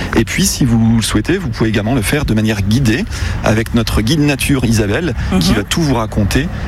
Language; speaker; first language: French; native; French